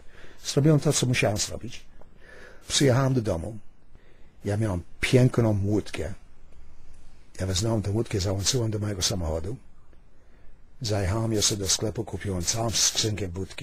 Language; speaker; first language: Polish; early bilingual, heritage; Polish